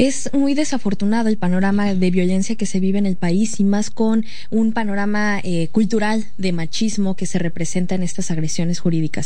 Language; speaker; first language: Spanish; native; Spanish